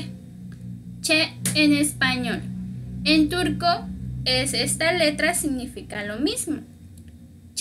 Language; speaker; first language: Spanish; native; Spanish